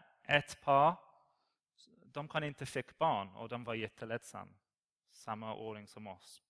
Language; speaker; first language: Swedish; non-native, learner; English